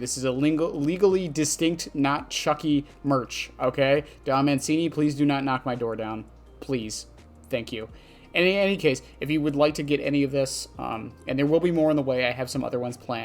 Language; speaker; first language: English; native; English